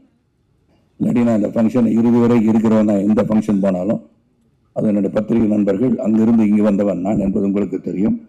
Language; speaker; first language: Tamil; native; Tamil